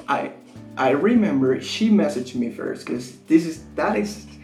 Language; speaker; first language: English; non-native, fluent; Spanish